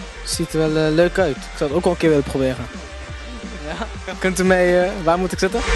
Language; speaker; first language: Dutch; native; Dutch